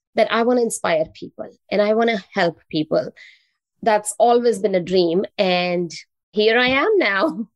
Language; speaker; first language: English; non-native, local second language; Hindi